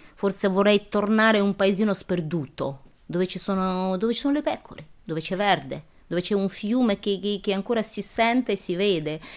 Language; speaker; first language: Italian; non-native, fluent; Ukrainian